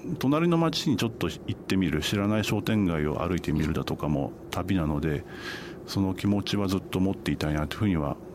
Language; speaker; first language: Japanese; native; Japanese